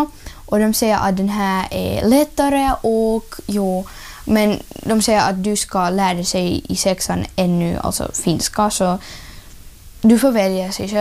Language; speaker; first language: Swedish; non-native, learner; Russian